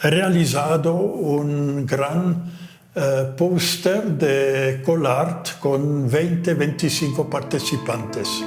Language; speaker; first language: Spanish; non-native, fluent; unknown